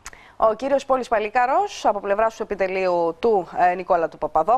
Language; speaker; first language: Greek; native; Greek